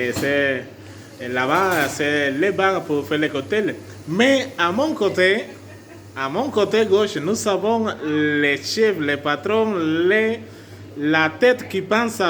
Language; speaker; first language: French; non-native, fluent; Spanish